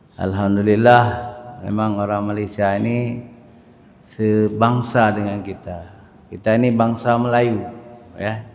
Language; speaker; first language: Malay; non-native, local second language; Achinese